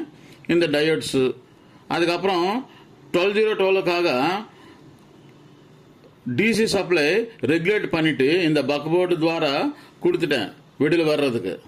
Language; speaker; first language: Tamil; non-native, local second language; Telugu